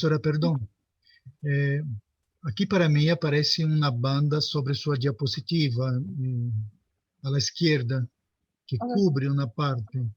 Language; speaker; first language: Spanish; non-native, fluent; Portuguese